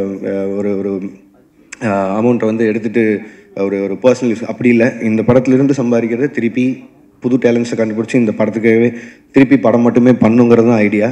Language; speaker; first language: Tamil; native; Tamil